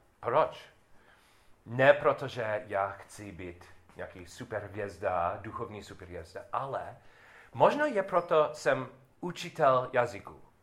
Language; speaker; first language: Czech; non-native, learner; English